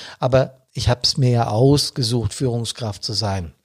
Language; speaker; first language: German; native; German